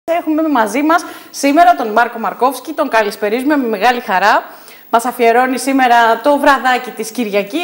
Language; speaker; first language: Greek; native; Greek